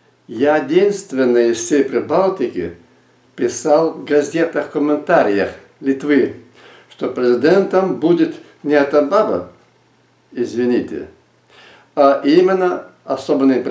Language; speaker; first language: Russian; non-native, local second language; Lithuanian